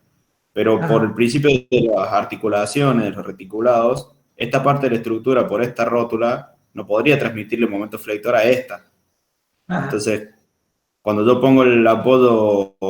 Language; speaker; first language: Spanish; native; Spanish